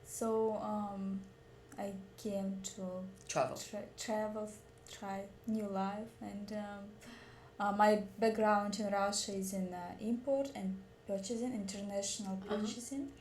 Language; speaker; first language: English; non-native, learner; Russian